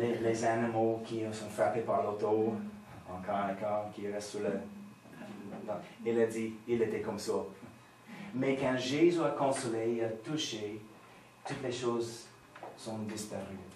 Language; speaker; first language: French; non-native, fluent; English